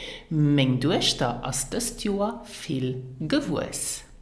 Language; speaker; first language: German; non-native, learner; English